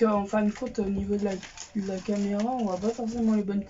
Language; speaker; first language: French; native; French